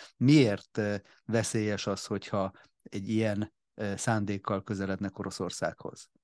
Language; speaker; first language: Hungarian; native; Hungarian